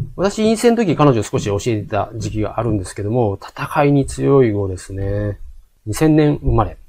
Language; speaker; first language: Japanese; native; Japanese